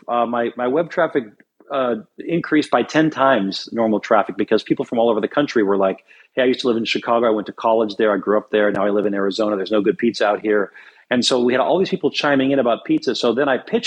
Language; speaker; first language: English; native; English